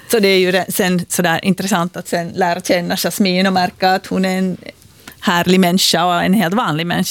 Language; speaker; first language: Swedish; native; Swedish